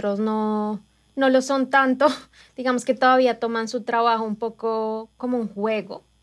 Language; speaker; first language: Spanish; native; Spanish